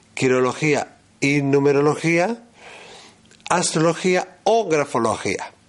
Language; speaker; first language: Spanish; native; Spanish